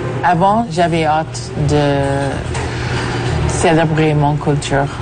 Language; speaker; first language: French; non-native, fluent; English